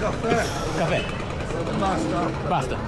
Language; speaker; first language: Italian; non-native, learner; English